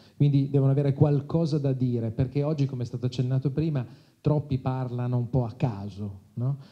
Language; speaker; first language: Italian; native; Italian